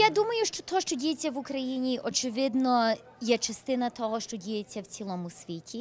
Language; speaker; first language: Ukrainian; early bilingual, heritage; Ukrainian